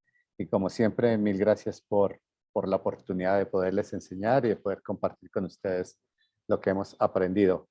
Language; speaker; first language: Spanish; native; Spanish